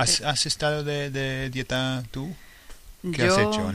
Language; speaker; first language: Spanish; non-native, fluent; English